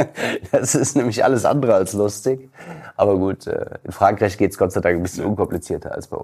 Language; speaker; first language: German; native; German